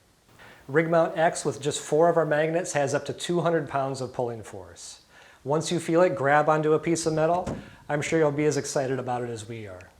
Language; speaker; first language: English; native; English